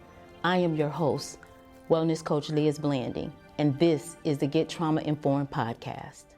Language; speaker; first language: English; native; English